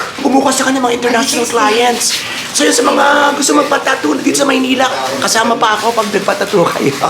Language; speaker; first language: Filipino; native; Filipino